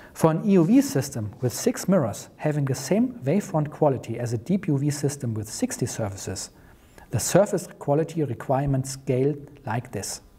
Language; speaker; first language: English; non-native, fluent; German